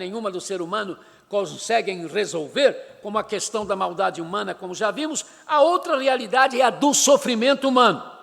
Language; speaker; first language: Portuguese; native; Portuguese